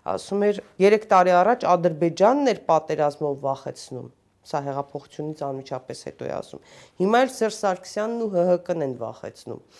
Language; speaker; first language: Armenian; native; Armenian